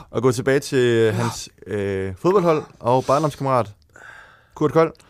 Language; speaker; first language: Danish; native; Danish